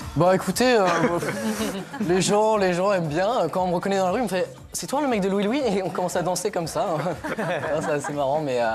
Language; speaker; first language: French; native; French